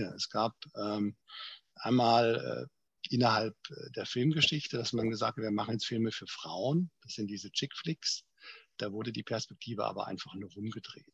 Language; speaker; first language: German; native; German